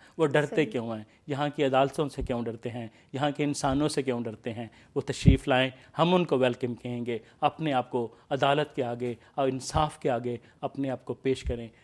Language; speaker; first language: Urdu; native; Urdu